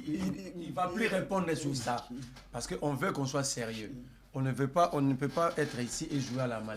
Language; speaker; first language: French; non-native, local second language; Lingala